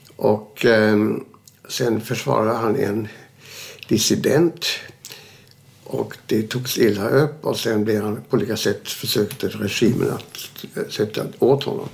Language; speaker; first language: Swedish; early bilingual, other home language; German